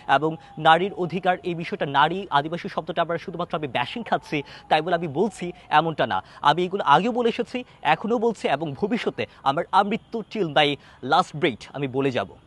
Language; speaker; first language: Bangla; non-native, local second language; Chakma